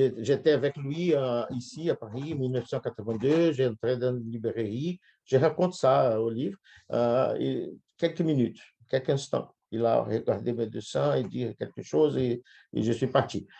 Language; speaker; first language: French; non-native, fluent; Portuguese